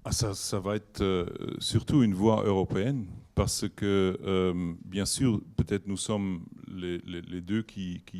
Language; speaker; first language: French; non-native, learner; German